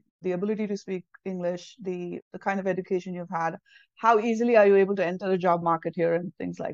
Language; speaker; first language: English; non-native, local second language; Tamil